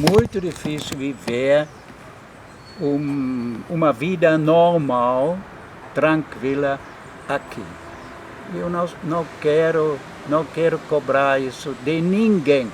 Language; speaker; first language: Portuguese; non-native, fluent; German